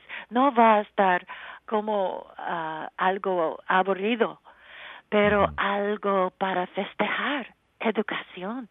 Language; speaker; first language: Spanish; non-native, learner; English